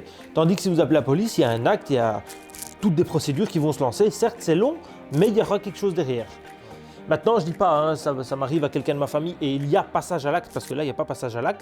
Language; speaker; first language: French; native; French